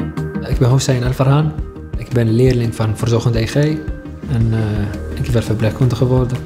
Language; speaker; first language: Dutch; non-native, fluent; Arabic